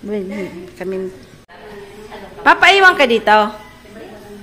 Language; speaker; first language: Filipino; native; Filipino